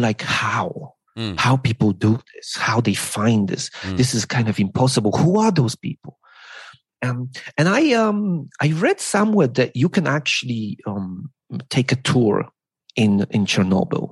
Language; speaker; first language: English; non-native, fluent; Polish